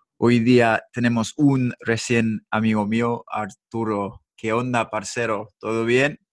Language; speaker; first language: Spanish; non-native, fluent; English